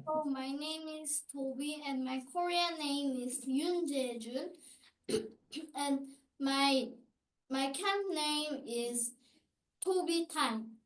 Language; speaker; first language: English; non-native, learner; Korean